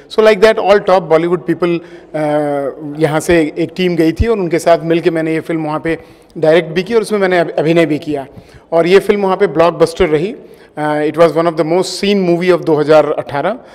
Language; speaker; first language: Hindi; native; Hindi